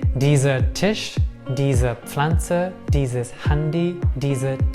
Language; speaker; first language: German; non-native, fluent; English